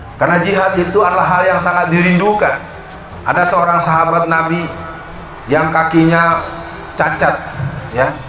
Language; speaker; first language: Indonesian; native; Indonesian